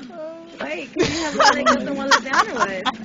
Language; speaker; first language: English; native; English